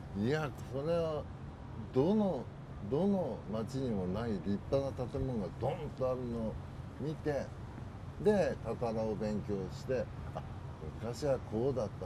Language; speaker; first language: Japanese; native; Japanese